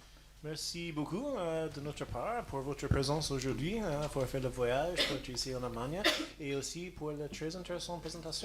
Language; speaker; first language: French; non-native, fluent; English